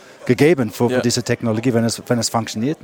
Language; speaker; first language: German; non-native, learner; English